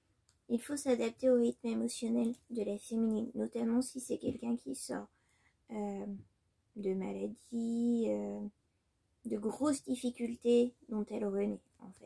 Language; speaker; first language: French; native; French